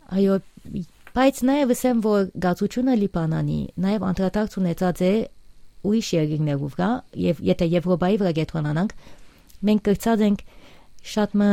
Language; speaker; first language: Armenian; early bilingual, heritage; Armenian